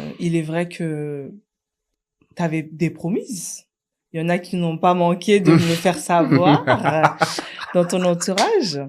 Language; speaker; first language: French; native; French